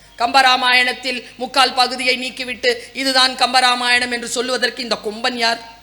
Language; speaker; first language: Tamil; non-native, local second language; Urdu